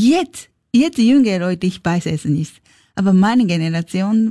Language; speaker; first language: German; non-native, learner; Japanese